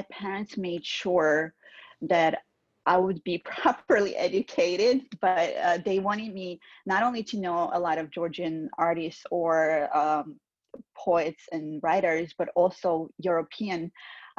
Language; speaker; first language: English; non-native, fluent; Georgian